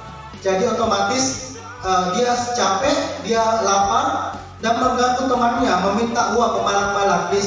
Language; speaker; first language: Indonesian; native; Indonesian